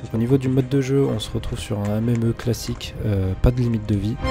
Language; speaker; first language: French; native; French